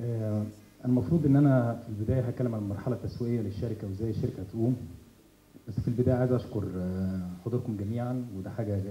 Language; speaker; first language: Arabic; native; Arabic